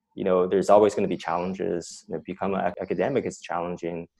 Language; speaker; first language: English; non-native, fluent; Chinese